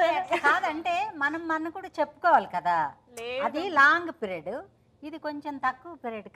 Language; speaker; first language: Telugu; native; Telugu